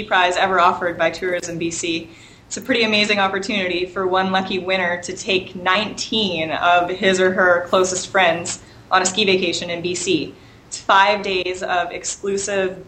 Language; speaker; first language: English; native; English